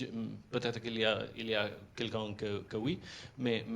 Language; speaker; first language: French; non-native, fluent; Catalan